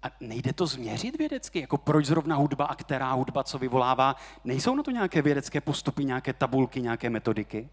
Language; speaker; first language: Czech; native; Czech